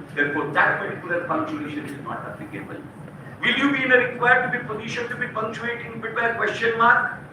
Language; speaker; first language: English; non-native, local second language; Hindi